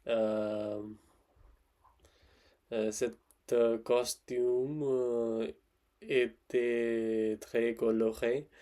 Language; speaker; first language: French; non-native, learner; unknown